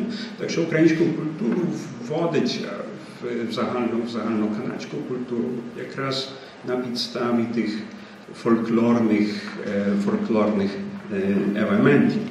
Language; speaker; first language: Ukrainian; early bilingual, heritage; Ukrainian